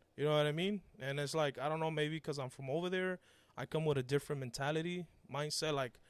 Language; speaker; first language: English; early bilingual, other home language; Spanish